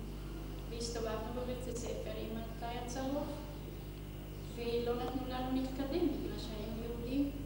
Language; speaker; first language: Hebrew; non-native, fluent; Hungarian